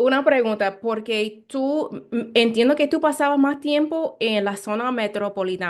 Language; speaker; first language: Spanish; non-native, learner; English